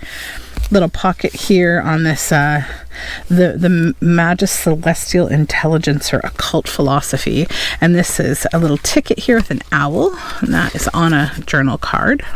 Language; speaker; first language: English; native; English